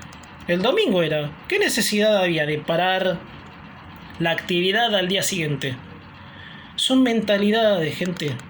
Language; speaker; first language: Spanish; native; Spanish